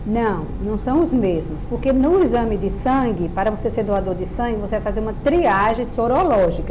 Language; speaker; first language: Portuguese; native; Portuguese